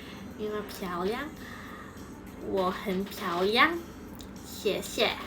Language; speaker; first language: Chinese; non-native, learner; Indonesian